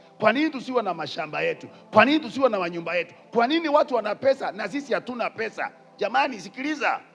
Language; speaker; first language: Swahili; non-native, local second language; Kikuyu